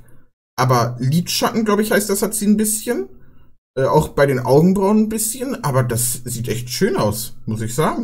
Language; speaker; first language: German; native; German